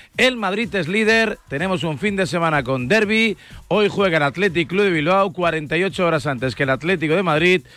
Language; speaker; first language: Spanish; native; Spanish